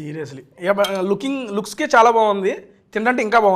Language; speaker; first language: Telugu; native; Telugu